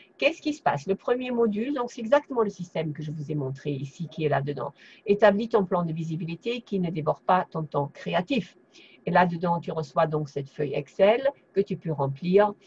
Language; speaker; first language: French; non-native, fluent; German